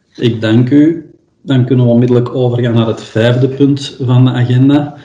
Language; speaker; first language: Dutch; native; Dutch